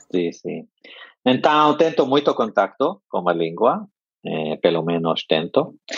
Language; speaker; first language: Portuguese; non-native, fluent; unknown